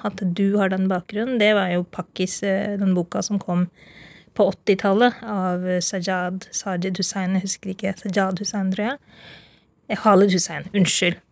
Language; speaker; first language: Norwegian; early bilingual, other home language; Urdu